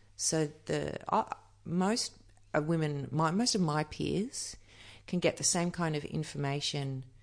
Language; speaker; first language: English; native; English